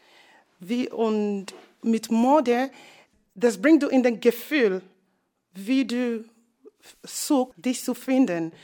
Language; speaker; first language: German; non-native, fluent; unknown